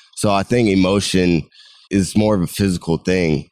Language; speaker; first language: English; native; English